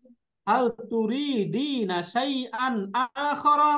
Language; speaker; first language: Arabic; non-native, fluent; Bangla